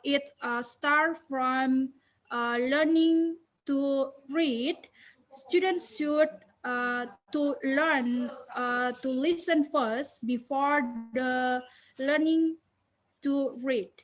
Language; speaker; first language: English; non-native, learner; Indonesian